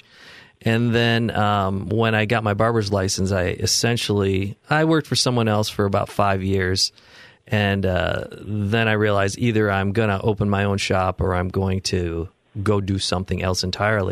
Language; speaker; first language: English; native; English